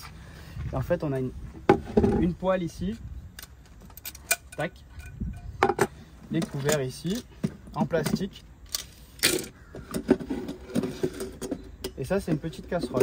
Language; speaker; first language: French; native; French